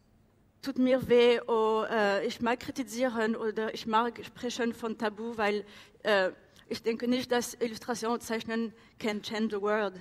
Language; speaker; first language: German; non-native, learner; French